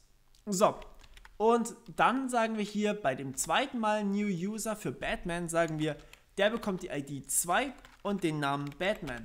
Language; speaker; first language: German; native; German